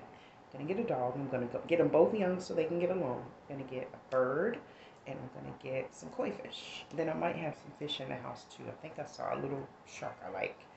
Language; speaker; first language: English; native; English